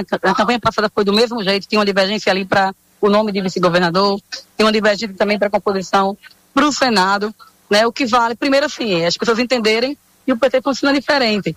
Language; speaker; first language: Portuguese; native; Portuguese